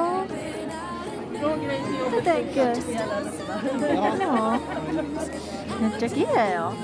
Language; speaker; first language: Swedish; non-native, learner; Japanese